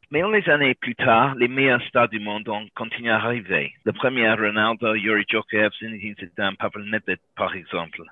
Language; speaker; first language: French; non-native, learner; English